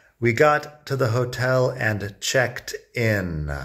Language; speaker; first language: English; native; English